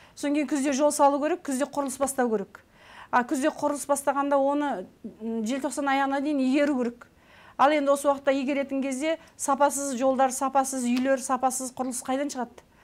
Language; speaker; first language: Kazakh; native; Kazakh